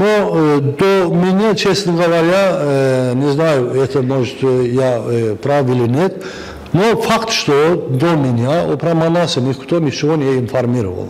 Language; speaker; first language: Russian; non-native, fluent; Azerbaijani